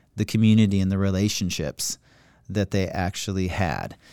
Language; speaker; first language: English; native; English